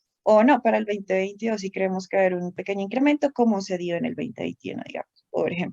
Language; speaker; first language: Spanish; native; Spanish